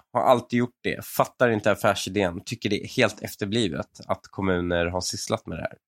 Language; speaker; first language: Swedish; early bilingual, other home language; Persian